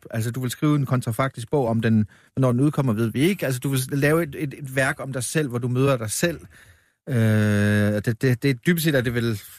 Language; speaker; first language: Danish; native; Danish